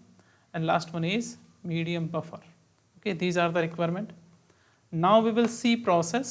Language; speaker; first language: English; non-native, local second language; Hindi